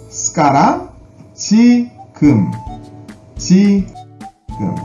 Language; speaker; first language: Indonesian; non-native, learner; Korean